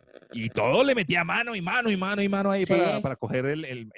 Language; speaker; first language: Spanish; native; Spanish